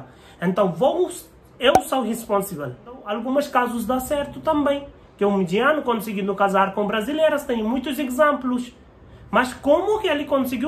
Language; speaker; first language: Portuguese; non-native, learner; Hindi